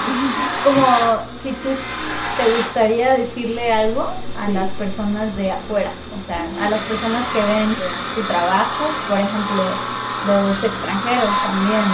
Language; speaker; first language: Spanish; native; Spanish